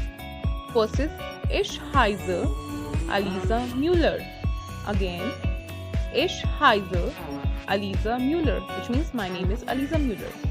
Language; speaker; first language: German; non-native, learner; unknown